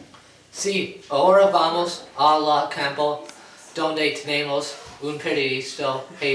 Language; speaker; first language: Spanish; non-native, learner; English